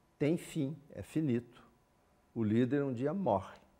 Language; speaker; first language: Portuguese; native; Portuguese